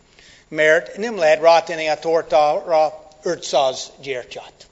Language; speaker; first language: Hungarian; non-native, fluent; English